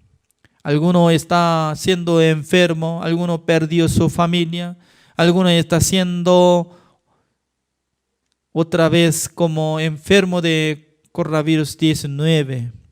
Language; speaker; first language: Spanish; non-native, fluent; Korean